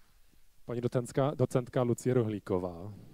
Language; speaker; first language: Czech; non-native, fluent; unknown